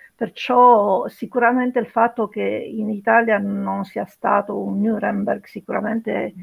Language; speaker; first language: Italian; early bilingual, other home language; Romanian